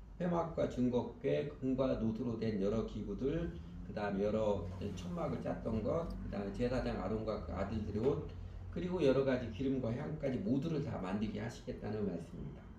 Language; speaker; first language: Korean; native; Korean